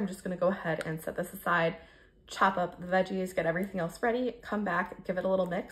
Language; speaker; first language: English; native; English